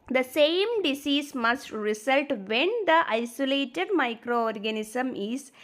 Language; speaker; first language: English; non-native, local second language; Malayalam